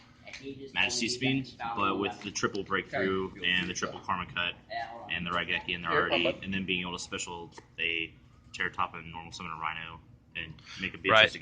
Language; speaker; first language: English; native; English